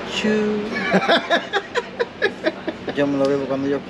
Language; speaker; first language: Spanish; native; Spanish